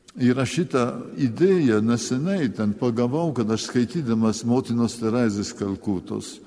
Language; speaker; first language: Lithuanian; early bilingual, heritage; Lithuanian